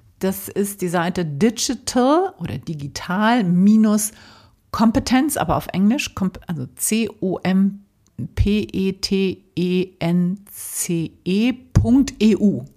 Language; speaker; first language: German; native; German